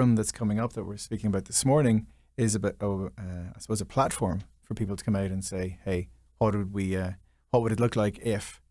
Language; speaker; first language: English; native; English